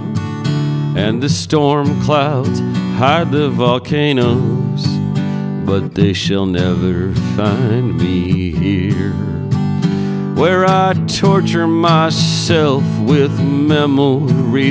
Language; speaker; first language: English; native; English